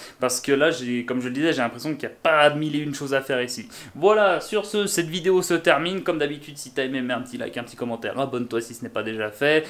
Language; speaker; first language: French; native; French